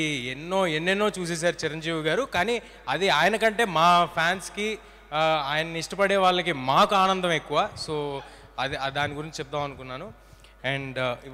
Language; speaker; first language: Telugu; native; Telugu